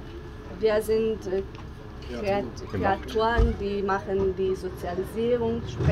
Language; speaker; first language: German; non-native, learner; Bosnian